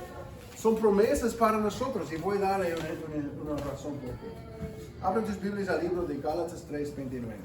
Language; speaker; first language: Spanish; non-native, fluent; English